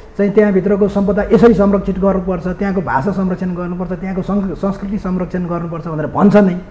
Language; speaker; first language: Nepali; non-native, local second language; Newari